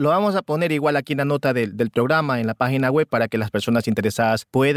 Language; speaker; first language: Spanish; native; Spanish